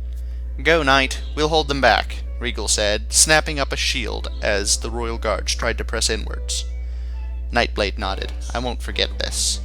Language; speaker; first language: English; native; English